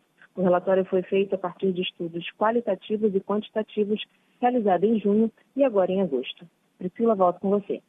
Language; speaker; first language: Portuguese; native; Portuguese